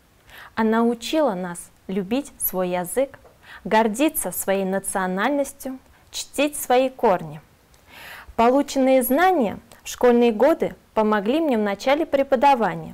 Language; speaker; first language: Russian; non-native, local second language; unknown